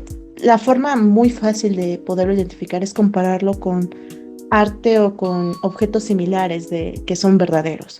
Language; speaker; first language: Spanish; native; Spanish